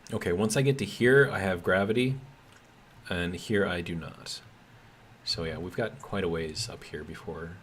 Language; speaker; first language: English; native; English